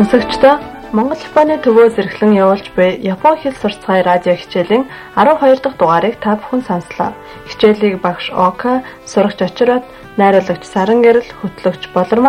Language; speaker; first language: Mongolian; native; Mongolian